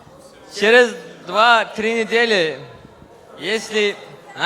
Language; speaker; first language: Russian; non-native, learner; Turkmen